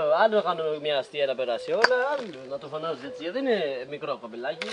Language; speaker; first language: Greek; non-native, learner; Albanian